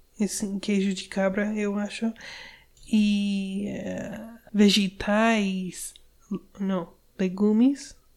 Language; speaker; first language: Portuguese; non-native, learner; English